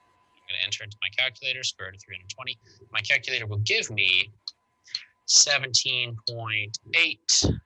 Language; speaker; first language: English; native; English